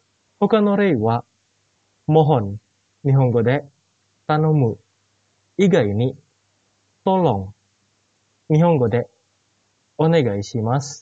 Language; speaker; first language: Japanese; non-native, fluent; Indonesian